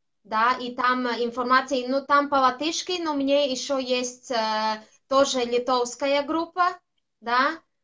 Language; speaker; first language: Russian; non-native, local second language; Latvian